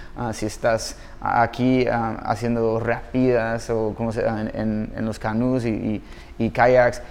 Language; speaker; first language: Spanish; non-native, fluent; English